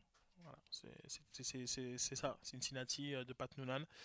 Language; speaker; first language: French; native; French